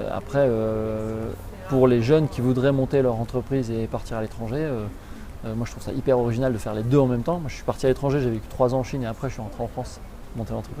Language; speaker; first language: French; native; French